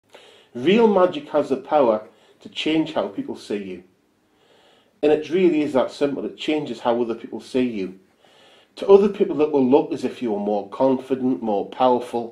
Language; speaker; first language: English; native; English